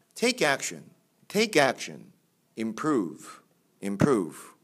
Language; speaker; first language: English; non-native, fluent; Korean